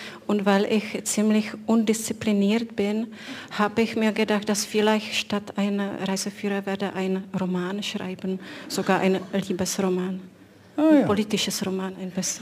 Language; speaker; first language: German; non-native, fluent; Czech